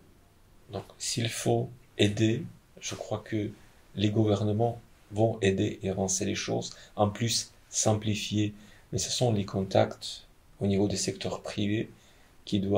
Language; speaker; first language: French; non-native, fluent; Ukrainian